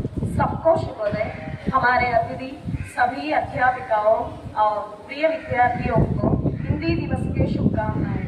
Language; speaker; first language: Hindi; non-native, local second language; Telugu